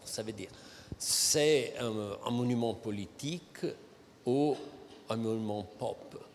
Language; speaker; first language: French; non-native, fluent; Italian